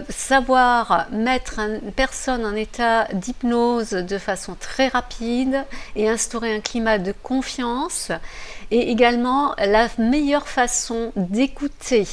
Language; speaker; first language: French; native; French